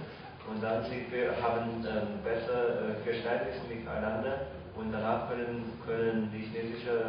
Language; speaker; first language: German; non-native, fluent; Chinese